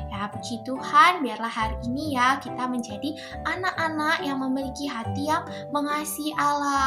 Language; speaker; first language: Indonesian; native; Indonesian